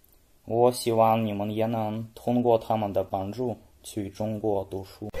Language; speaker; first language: Chinese; non-native, fluent; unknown